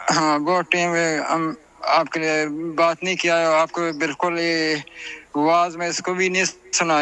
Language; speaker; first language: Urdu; non-native, learner; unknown